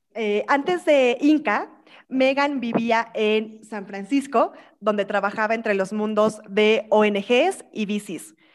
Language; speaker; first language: Spanish; native; Spanish